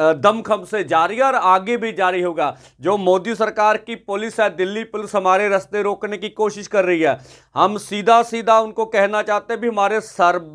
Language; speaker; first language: Hindi; non-native, local second language; Punjabi